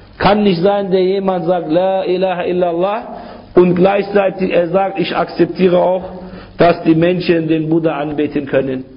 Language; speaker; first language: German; non-native, fluent; Arabic